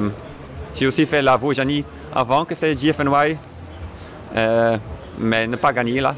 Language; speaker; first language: French; non-native, fluent; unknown